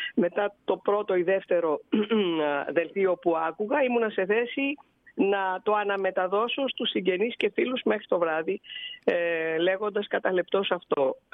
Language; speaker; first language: Greek; native; Greek